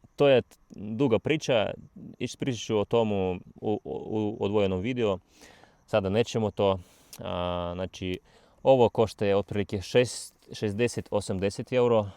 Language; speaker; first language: Bosnian; non-native, learner; Russian